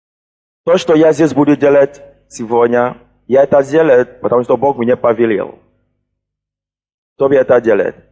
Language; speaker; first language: Russian; non-native, fluent; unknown